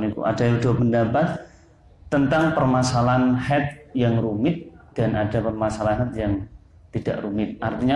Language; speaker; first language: Indonesian; non-native, local second language; Javanese